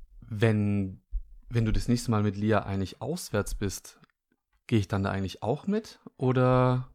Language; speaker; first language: German; early bilingual, other home language; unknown